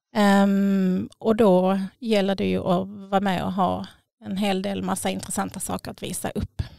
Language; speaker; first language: Swedish; native; Swedish